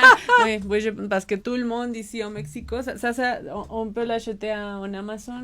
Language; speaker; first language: French; non-native, learner; Spanish